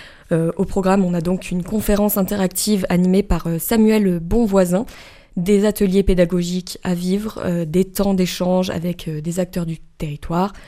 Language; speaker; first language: French; native; French